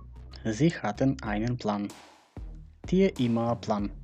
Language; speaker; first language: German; non-native, fluent; Macedonian